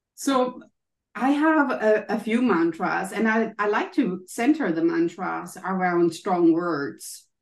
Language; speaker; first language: English; non-native, fluent; German